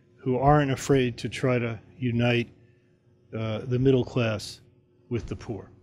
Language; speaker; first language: English; native; English